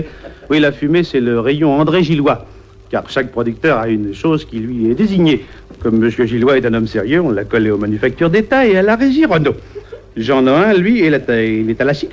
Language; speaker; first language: French; native; French